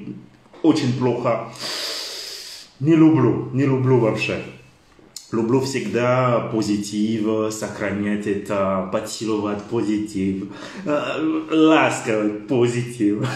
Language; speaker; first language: Russian; non-native, learner; French